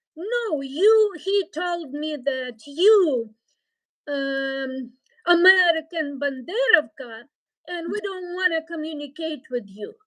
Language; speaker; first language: English; non-native, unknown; Ukrainian